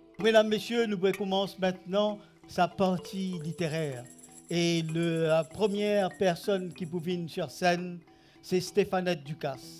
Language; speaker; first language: French; non-native, local second language; Morisyen